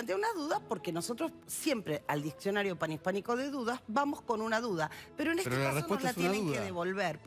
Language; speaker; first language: Spanish; native; Spanish